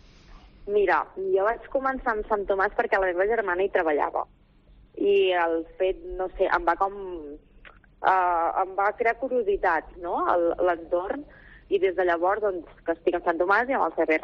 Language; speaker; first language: Catalan; native; Catalan